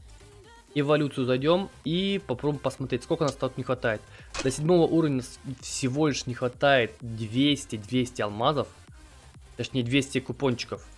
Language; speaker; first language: Russian; native; Russian